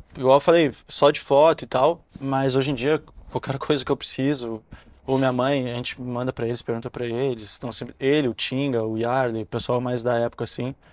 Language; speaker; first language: Portuguese; native; Portuguese